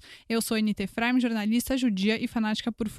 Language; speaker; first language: Portuguese; native; Portuguese